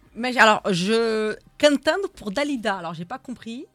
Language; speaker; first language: Portuguese; early bilingual, heritage; Portuguese